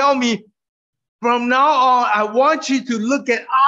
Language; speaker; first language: English; non-native, fluent; Min Nan Chinese